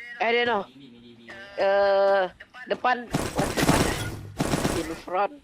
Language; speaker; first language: English; non-native, learner; Indonesian